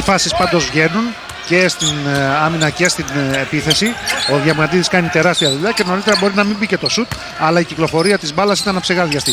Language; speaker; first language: Greek; native; Greek